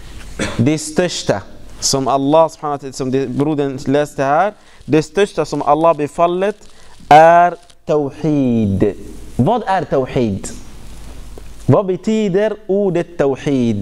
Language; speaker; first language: Swedish; non-native, fluent; Arabic